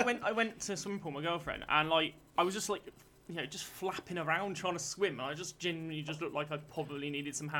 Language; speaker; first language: English; native; English